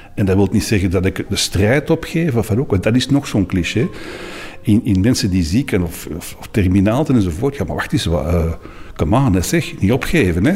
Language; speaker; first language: Dutch; native; Dutch